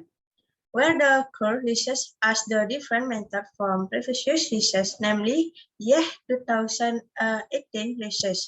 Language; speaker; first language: English; non-native, learner; Indonesian